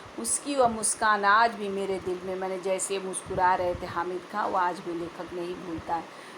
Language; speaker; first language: Hindi; native; Hindi